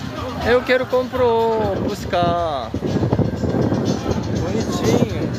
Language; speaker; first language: Portuguese; non-native, learner; Korean